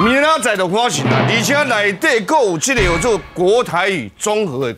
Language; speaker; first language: Chinese; native; Chinese